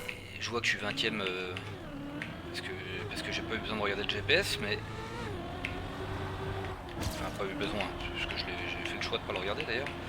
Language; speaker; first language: French; native; French